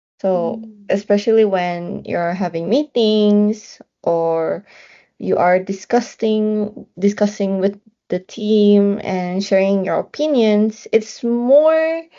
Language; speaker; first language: English; non-native, local second language; Malay